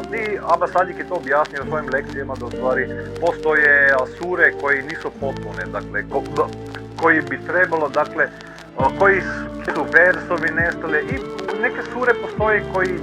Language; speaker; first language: Croatian; native; Croatian